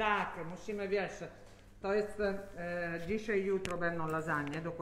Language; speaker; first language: Polish; non-native, fluent; Italian